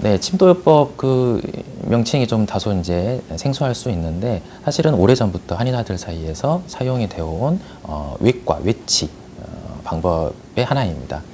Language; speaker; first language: Korean; native; Korean